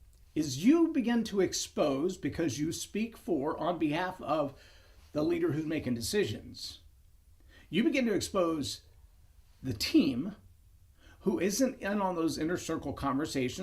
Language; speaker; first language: English; native; English